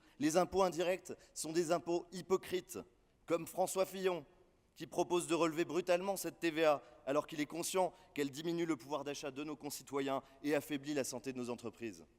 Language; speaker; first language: French; native; French